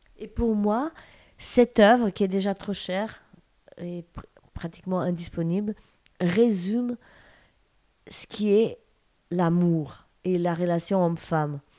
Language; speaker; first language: French; non-native, fluent; Portuguese